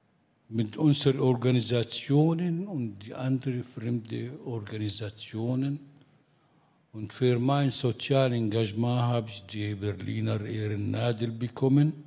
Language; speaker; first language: German; non-native, fluent; Arabic